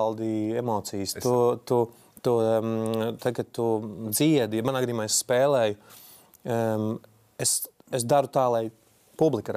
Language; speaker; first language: Latvian; native; Latvian